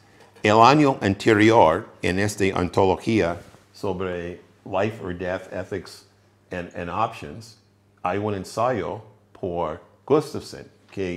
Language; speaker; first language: Spanish; non-native, fluent; English